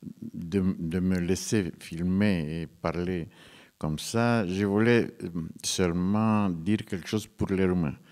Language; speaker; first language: French; non-native, fluent; Romanian